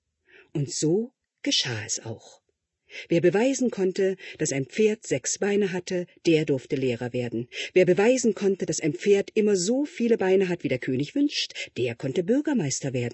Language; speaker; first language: German; native; German